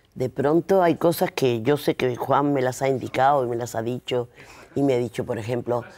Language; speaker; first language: Spanish; native; Spanish